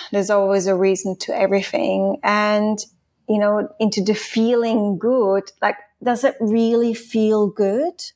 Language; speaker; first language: English; non-native, fluent; Swiss German